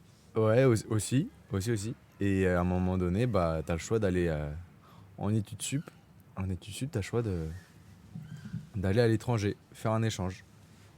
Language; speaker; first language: French; native; French